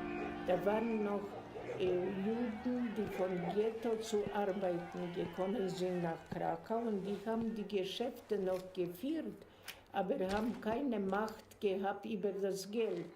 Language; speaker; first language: German; non-native, fluent; Polish